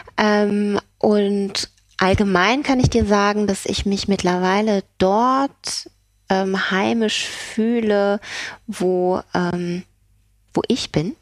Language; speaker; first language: German; native; German